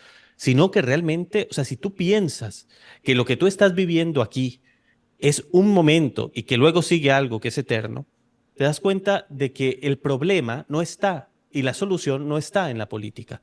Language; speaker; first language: Spanish; native; Spanish